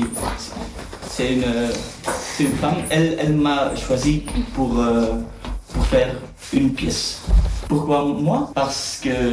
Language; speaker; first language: French; non-native, learner; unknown